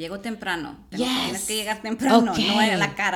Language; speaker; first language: Spanish; early bilingual, heritage; Spanish